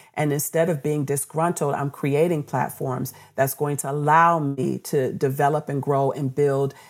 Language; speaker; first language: English; native; English